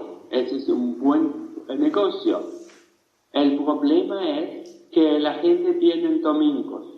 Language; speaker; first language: Spanish; non-native, fluent; German